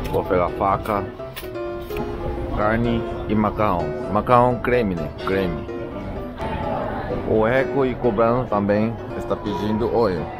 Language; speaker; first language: Portuguese; non-native, learner; Korean